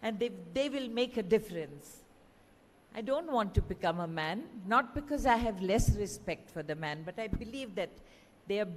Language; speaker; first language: English; non-native, local second language; Kannada